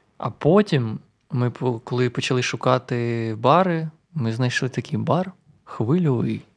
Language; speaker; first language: Ukrainian; non-native, local second language; Russian